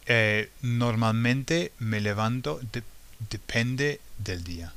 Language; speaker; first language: Spanish; non-native, fluent; English